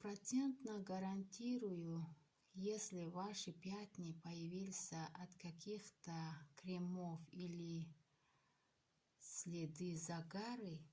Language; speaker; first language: Russian; non-native, local second language; Tajik